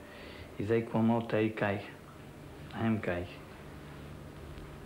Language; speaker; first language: Dutch; non-native, learner; Portuguese